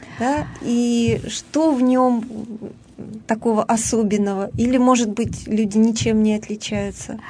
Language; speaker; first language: Russian; native; Russian